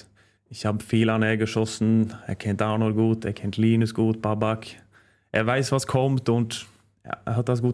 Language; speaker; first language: German; non-native, fluent; Norwegian